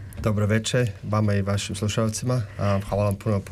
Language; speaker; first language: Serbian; early bilingual, heritage; Serbian